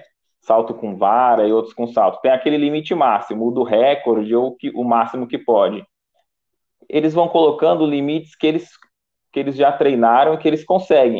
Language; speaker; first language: Portuguese; native; Portuguese